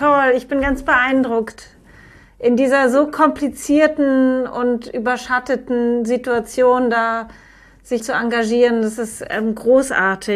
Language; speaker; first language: German; native; German